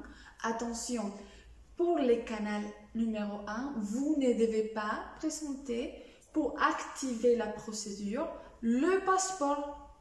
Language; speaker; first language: French; non-native, fluent; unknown